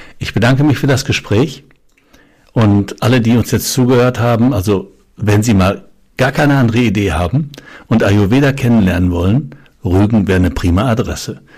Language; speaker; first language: German; native; German